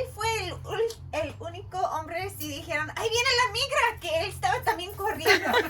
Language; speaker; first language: Spanish; early bilingual, heritage; Spanish